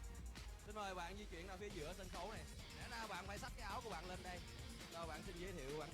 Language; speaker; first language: Vietnamese; native; Vietnamese